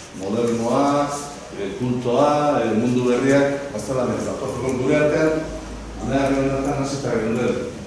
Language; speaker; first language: Basque; native; Basque